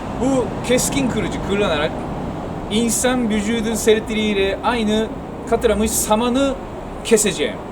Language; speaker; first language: Turkish; non-native, fluent; Japanese